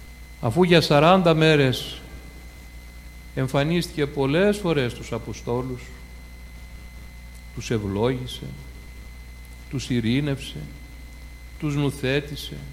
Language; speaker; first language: Greek; native; Greek